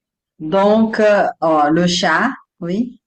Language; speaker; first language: French; non-native, fluent; Portuguese